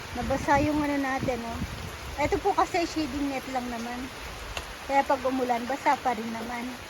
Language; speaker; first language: Filipino; native; Filipino